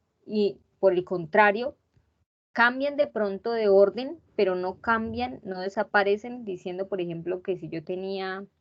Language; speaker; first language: Spanish; native; Spanish